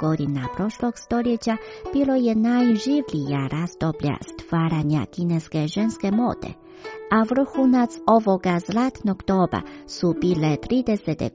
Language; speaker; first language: Croatian; non-native, fluent; Chinese